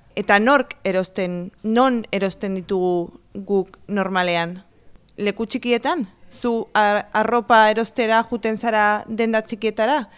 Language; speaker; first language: Basque; non-native, local second language; Spanish